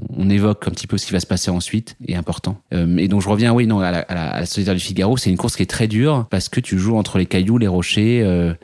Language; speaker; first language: French; native; French